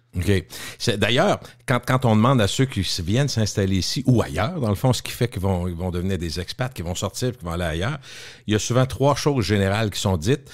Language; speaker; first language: French; native; French